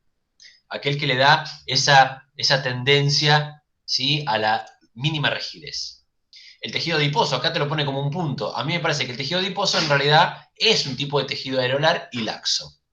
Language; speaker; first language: Spanish; native; Spanish